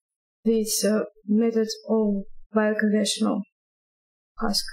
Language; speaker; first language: English; non-native, learner; Russian